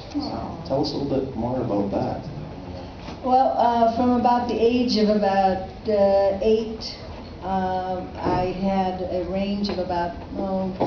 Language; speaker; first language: English; native; English